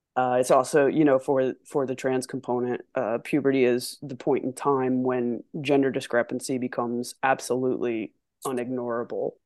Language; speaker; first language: English; native; English